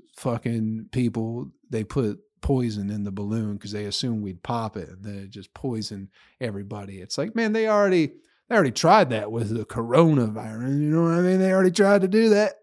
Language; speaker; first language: English; native; English